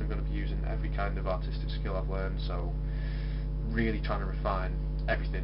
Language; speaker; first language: English; native; English